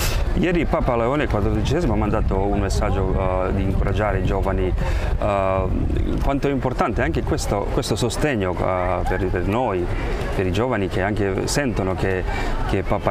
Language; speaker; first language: Italian; non-native, fluent; Croatian